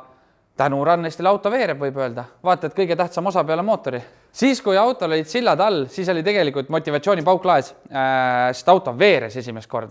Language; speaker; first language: Estonian; native; Estonian